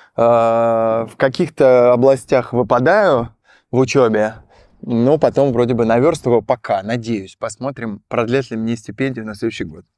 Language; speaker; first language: Russian; native; Russian